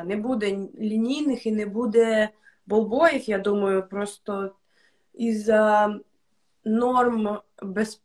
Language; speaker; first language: Ukrainian; non-native, local second language; Russian